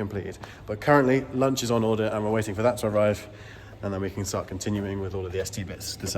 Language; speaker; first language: English; native; English